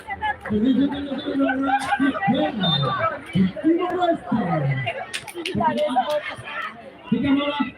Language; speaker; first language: Portuguese; non-native, local second language; Tetum